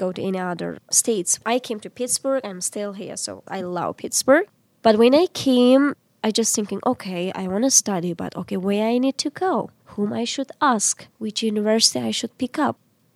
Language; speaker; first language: English; non-native, fluent; Uzbek